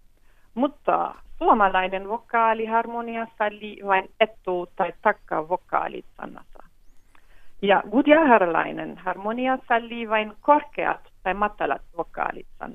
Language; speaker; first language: Finnish; non-native, fluent; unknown